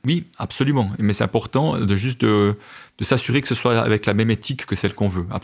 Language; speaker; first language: French; native; French